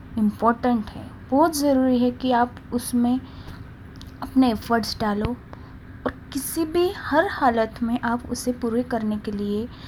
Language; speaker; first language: Hindi; non-native, local second language; Marathi